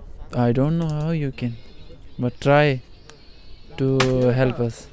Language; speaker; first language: English; non-native, learner; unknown